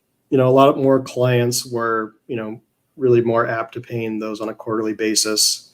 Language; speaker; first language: English; native; English